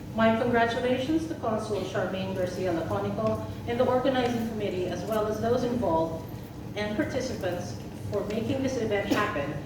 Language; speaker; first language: English; non-native, local second language; Filipino